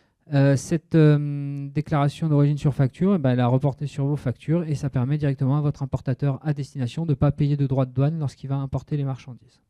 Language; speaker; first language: French; native; French